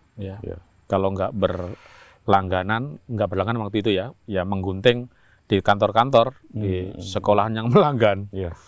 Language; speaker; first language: Indonesian; non-native, local second language; Javanese